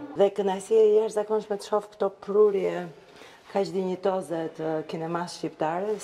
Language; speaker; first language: Albanian; early bilingual, heritage; Albanian